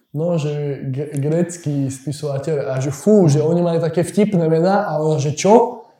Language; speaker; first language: Slovak; native; Slovak